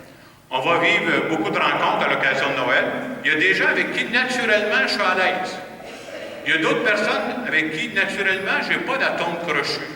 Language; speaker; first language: French; native; French